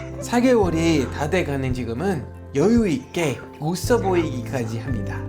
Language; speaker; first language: Korean; native; Korean